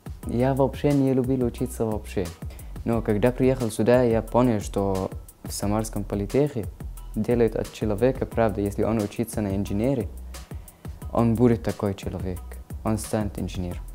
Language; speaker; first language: Russian; non-native, learner; Arabic